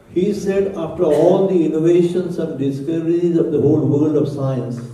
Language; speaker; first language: English; non-native, local second language; Marathi